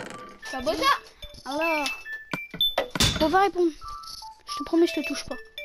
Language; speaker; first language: French; native; French